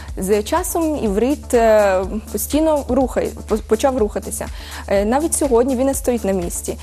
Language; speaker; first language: Ukrainian; early bilingual, heritage; Ukrainian